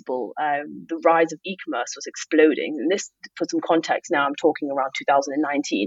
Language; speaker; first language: English; native; English